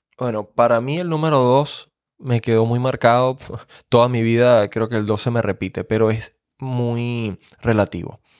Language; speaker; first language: Spanish; native; Spanish